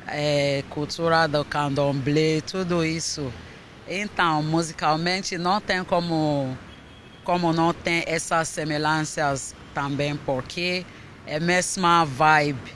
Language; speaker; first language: Portuguese; non-native, fluent; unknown